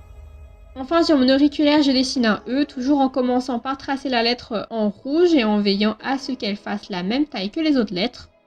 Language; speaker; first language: French; native; French